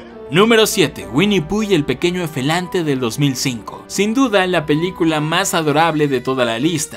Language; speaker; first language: Spanish; native; Spanish